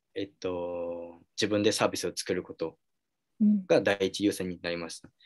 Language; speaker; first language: Japanese; native; Japanese